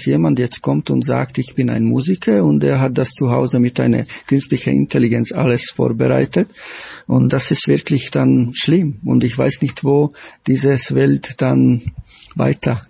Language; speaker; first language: German; non-native, fluent; Slovak